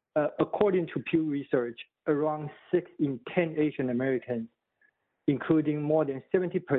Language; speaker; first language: English; non-native, fluent; Chinese